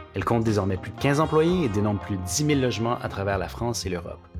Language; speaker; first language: French; native; French